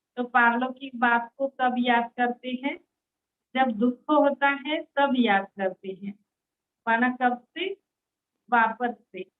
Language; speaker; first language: Hindi; non-native, local second language; Marathi